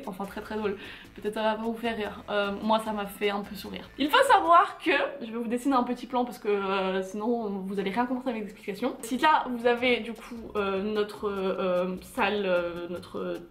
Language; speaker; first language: French; native; French